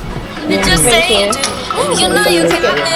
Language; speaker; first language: English; non-native, local second language; Filipino